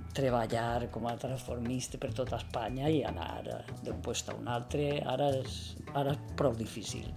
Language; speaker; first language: Catalan; native; Catalan